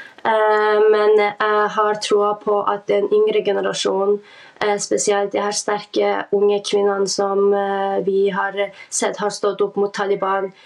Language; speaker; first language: Norwegian; early bilingual, other home language; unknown